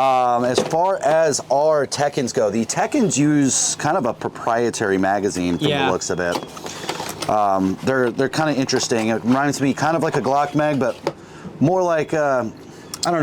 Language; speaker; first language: English; native; English